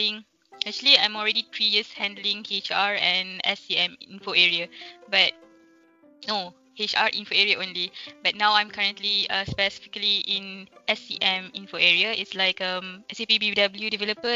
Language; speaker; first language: English; non-native, local second language; Malay